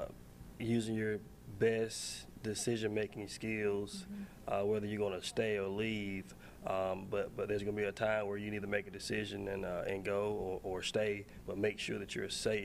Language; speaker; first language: English; native; English